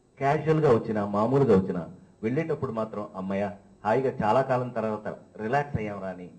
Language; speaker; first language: Telugu; native; Telugu